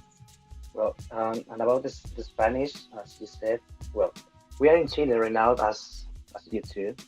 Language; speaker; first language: English; non-native, fluent; Spanish